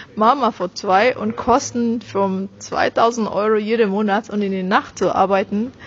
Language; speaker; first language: German; non-native, fluent; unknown